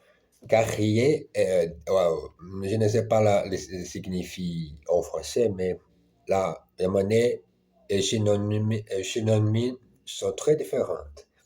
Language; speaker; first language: French; non-native, learner; Portuguese